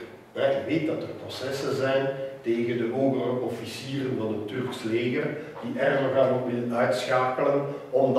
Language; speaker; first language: Dutch; non-native, local second language; French